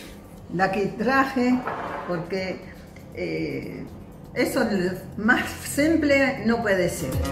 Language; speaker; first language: Spanish; non-native, fluent; Arabic